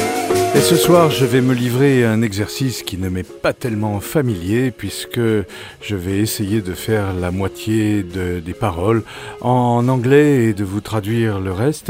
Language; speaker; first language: French; native; French